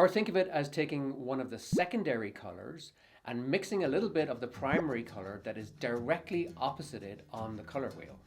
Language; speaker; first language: English; native; English